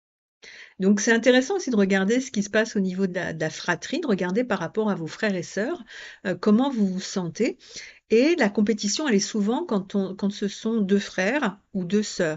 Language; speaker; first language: French; native; French